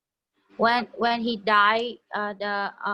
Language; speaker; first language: English; non-native, learner; Vietnamese